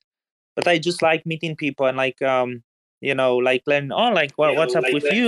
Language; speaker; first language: English; non-native, fluent; Polish